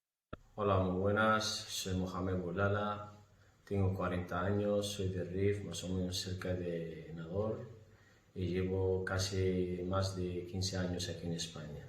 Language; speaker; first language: Spanish; non-native, fluent; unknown